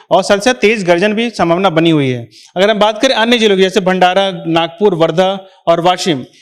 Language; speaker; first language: Hindi; non-native, local second language; Marathi